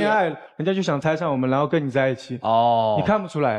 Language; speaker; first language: Chinese; native; Chinese